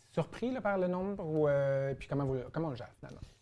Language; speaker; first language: French; native; French